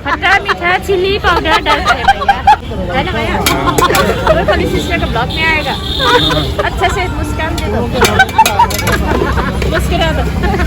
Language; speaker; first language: Hindi; non-native, local second language; Nepali